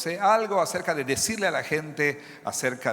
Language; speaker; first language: Spanish; non-native, fluent; English